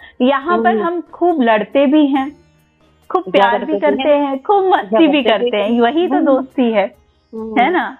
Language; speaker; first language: Hindi; native; Hindi